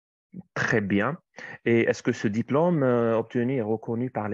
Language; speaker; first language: French; non-native, fluent; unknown